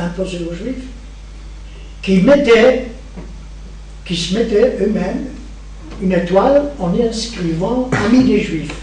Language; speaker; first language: French; native; French